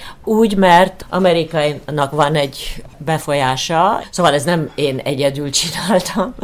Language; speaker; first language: Hungarian; early bilingual, heritage; Hungarian